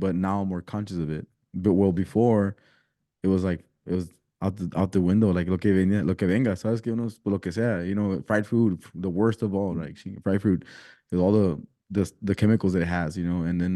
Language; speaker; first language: English; early bilingual, other home language; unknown